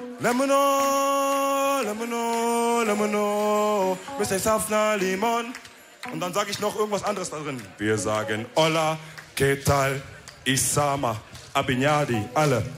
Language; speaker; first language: German; early bilingual, other home language; Wolof